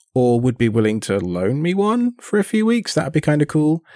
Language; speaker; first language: English; native; English